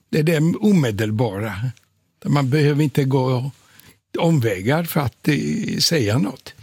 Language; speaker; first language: Swedish; non-native, fluent; Polish